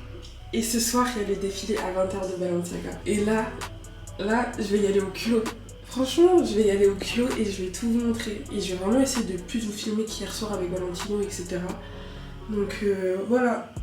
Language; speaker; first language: French; native; French